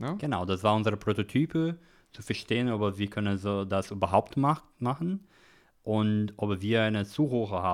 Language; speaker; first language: German; non-native, learner; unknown